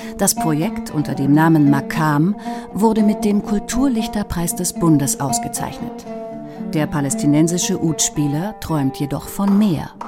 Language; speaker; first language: German; native; German